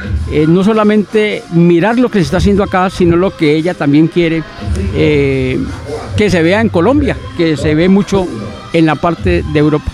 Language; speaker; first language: Spanish; native; Spanish